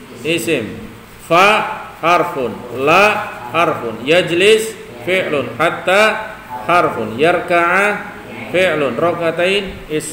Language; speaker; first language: Arabic; non-native, fluent; Indonesian